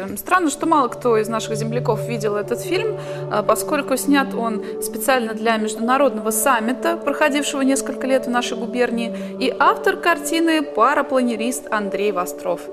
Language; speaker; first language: Russian; native; Russian